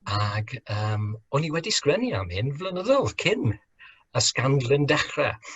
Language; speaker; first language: Welsh; non-native, fluent; English